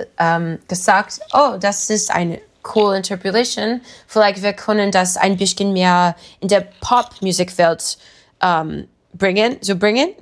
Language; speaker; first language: German; non-native, learner; English